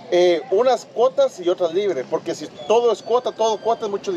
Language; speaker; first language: Spanish; native; Spanish